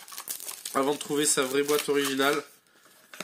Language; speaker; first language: French; native; French